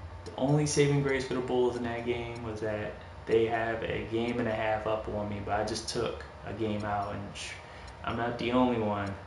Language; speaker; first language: English; native; English